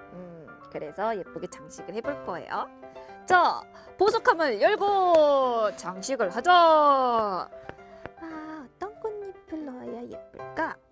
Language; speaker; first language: Korean; native; Korean